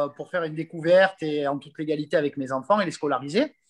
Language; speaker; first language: French; native; French